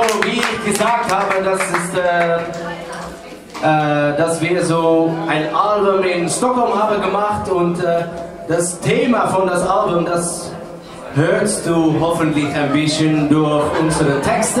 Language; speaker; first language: German; non-native, learner; Dutch